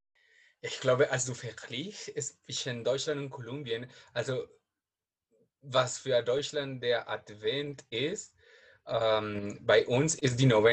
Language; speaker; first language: German; non-native, learner; Spanish